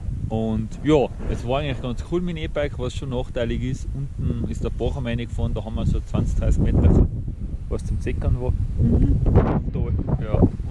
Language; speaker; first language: German; native; German